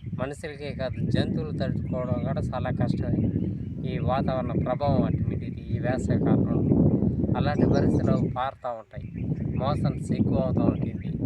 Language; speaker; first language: Telugu; non-native, local second language; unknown